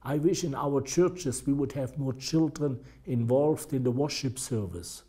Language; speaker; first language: English; non-native, fluent; German